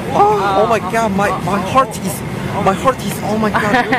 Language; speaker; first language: English; non-native, learner; Korean